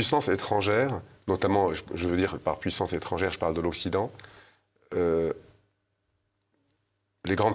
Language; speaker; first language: French; native; French